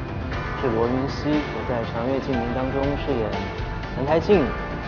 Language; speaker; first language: Chinese; native; Chinese